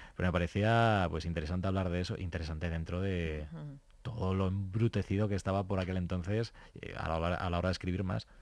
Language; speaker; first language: Spanish; native; Spanish